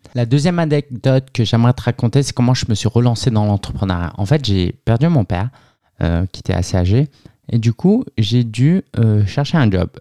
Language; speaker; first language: French; native; French